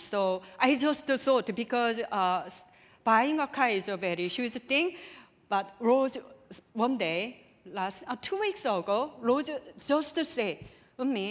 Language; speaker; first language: English; non-native, learner; Korean